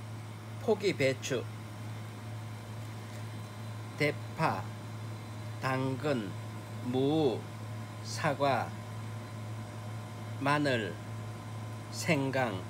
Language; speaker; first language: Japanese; non-native, fluent; Korean